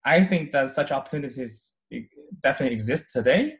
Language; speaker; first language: English; non-native, fluent; Chinese